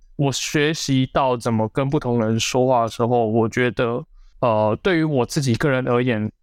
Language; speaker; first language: Chinese; native; Chinese